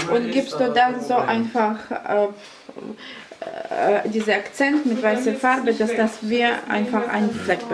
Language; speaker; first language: German; non-native, fluent; Russian